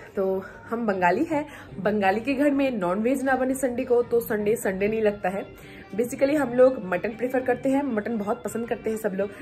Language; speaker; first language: Hindi; non-native, local second language; Bangla